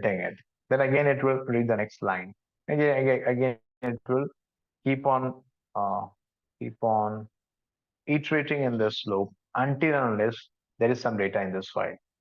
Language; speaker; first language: English; non-native, local second language; Hindi